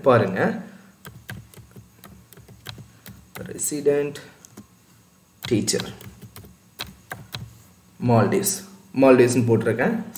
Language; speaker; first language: Tamil; native; Tamil